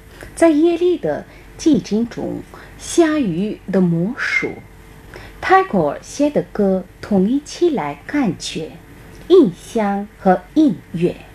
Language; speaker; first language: Chinese; non-native, fluent; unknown